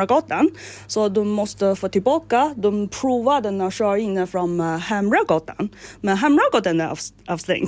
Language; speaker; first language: Swedish; non-native, learner; Chinese